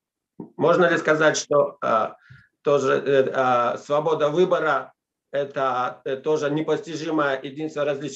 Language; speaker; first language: Russian; native; Russian